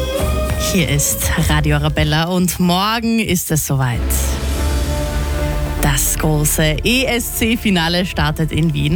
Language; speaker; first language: German; native; German